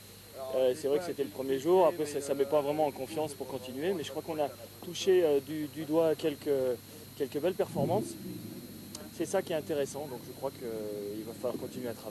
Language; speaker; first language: French; native; French